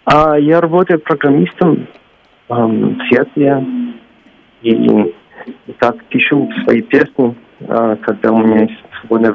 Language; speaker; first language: Russian; non-native, learner; English